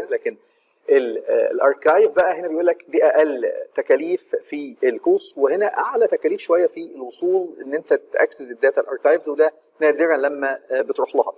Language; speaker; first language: Arabic; native; Arabic